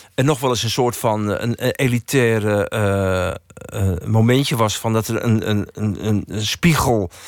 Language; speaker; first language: Dutch; native; Dutch